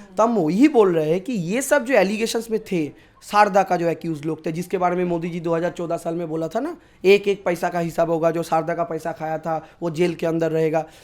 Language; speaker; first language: Hindi; non-native, local second language; Bangla